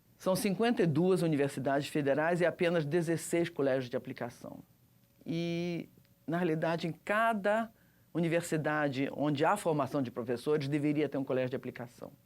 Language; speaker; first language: Portuguese; early bilingual, other home language; Russian